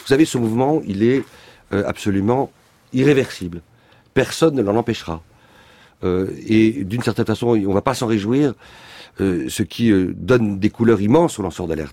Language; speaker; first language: French; native; French